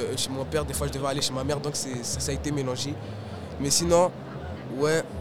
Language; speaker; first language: French; native; French